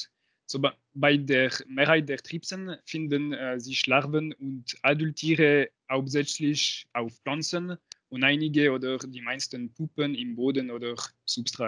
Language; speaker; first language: German; non-native, local second language; French